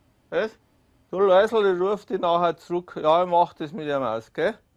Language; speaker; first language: German; native; German